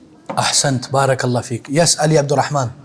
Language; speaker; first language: Arabic; non-native, fluent; Urdu